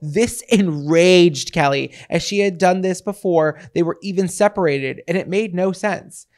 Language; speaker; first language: English; native; English